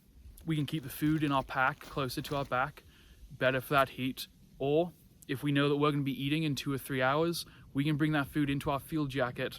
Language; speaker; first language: English; native; English